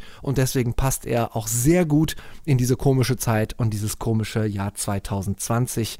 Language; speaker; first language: German; native; German